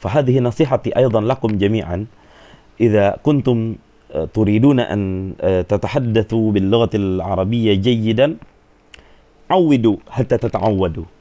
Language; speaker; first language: Arabic; non-native, fluent; Sundanese